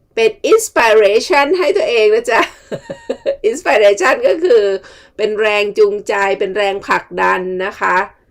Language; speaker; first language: Thai; native; Thai